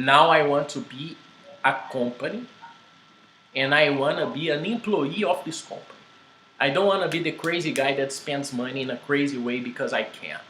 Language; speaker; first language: English; non-native, fluent; Portuguese